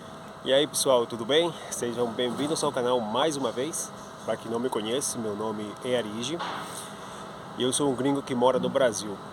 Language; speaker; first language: Portuguese; non-native, fluent; Spanish